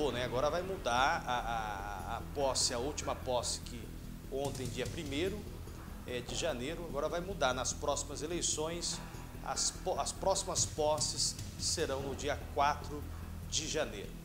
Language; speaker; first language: Portuguese; native; Portuguese